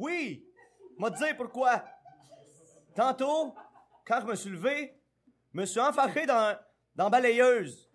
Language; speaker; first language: French; native; French